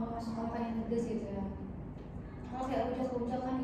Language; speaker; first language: Indonesian; native; Indonesian